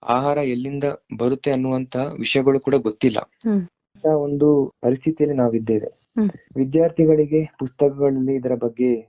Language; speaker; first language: Kannada; native; Kannada